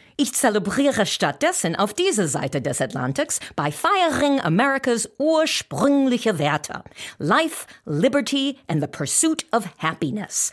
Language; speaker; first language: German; non-native, fluent; English